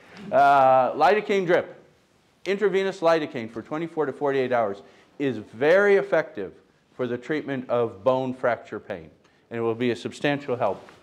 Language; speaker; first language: English; early bilingual, other home language; Ukrainian